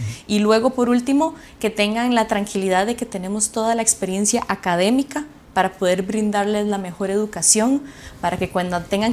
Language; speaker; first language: Spanish; native; Spanish